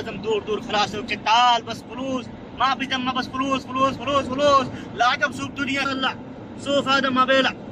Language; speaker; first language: Arabic; non-native, learner; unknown